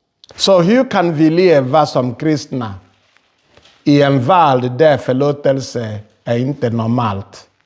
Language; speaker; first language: Swedish; non-native, fluent; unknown